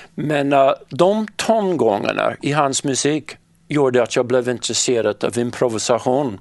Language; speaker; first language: Swedish; non-native, fluent; English